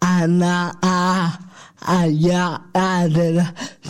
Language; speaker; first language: Catalan; non-native, local second language; Spanish